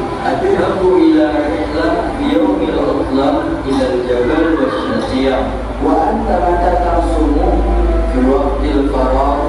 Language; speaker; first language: Arabic; non-native, learner; Indonesian